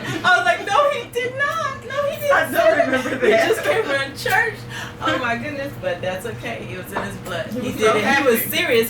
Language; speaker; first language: English; native; English